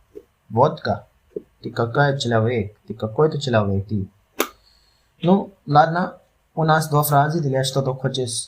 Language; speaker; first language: Russian; non-native, learner; Hindi